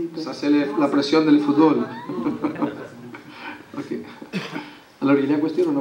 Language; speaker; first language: French; non-native, learner; Spanish